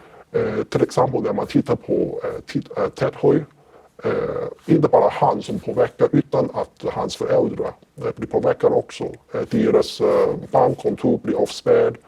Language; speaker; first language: Swedish; non-native, fluent; Cantonese